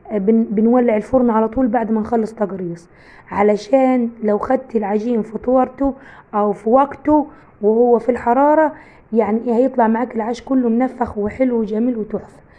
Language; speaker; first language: Arabic; native; Arabic